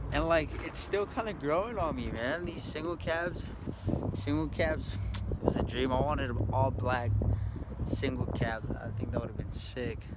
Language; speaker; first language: English; native; English